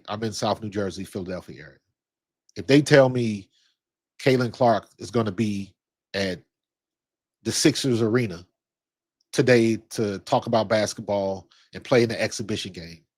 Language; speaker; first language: English; native; English